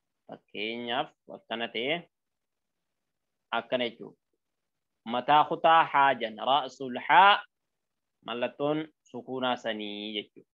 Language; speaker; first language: Arabic; non-native, learner; Oromo